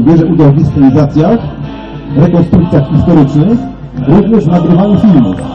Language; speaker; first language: Polish; native; Polish